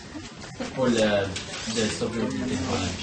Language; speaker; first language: French; non-native, learner; English